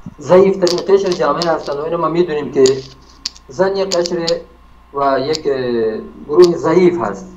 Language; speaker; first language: Persian; non-native, local second language; Baluchi